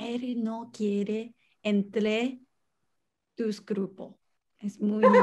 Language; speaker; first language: Spanish; non-native, learner; Chinese